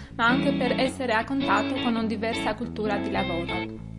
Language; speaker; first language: Italian; non-native, fluent; Albanian